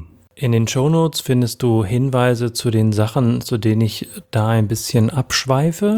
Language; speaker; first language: German; native; German